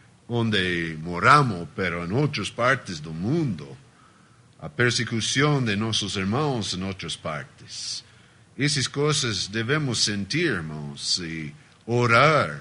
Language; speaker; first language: Spanish; non-native, learner; Portuguese